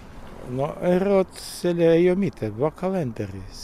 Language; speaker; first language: Finnish; non-native, learner; Russian